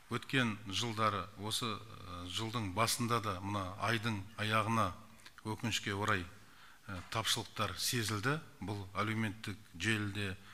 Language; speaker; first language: Kazakh; native; Kazakh